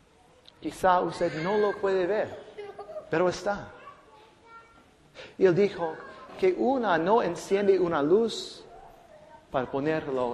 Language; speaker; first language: Spanish; non-native, fluent; English